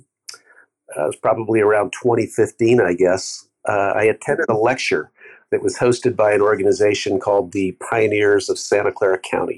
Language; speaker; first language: English; native; English